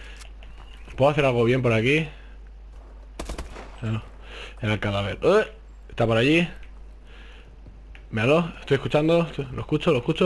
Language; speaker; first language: Spanish; native; Spanish